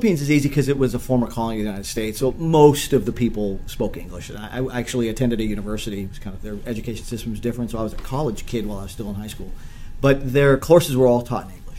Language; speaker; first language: English; native; English